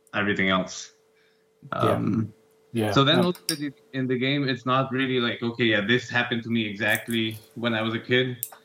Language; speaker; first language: English; non-native, fluent; Spanish